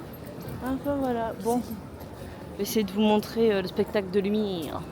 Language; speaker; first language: French; native; French